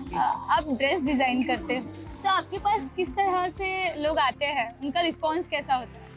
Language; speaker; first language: Hindi; non-native, local second language; Marathi